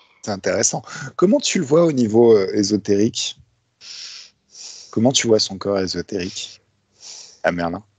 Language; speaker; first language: French; native; French